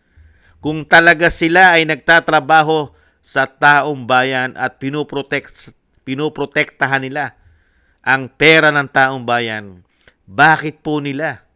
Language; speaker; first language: Filipino; native; Filipino